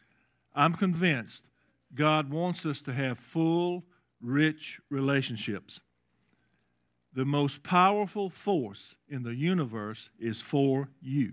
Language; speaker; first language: English; native; English